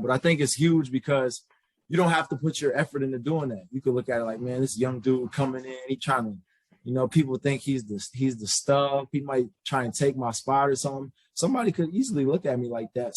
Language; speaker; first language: English; native; English